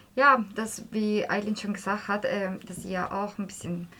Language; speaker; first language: German; non-native, fluent; Spanish